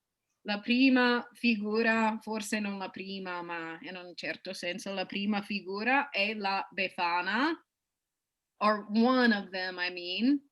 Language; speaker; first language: Italian; non-native, fluent; English